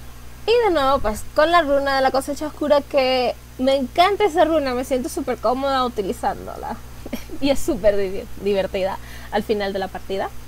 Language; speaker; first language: Spanish; native; Spanish